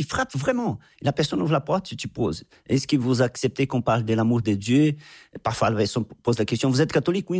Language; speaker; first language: French; non-native, fluent; Portuguese